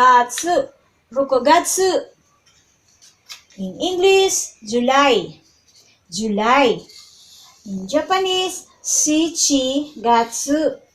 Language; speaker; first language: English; non-native, local second language; Filipino